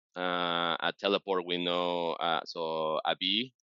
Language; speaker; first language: English; non-native, fluent; Spanish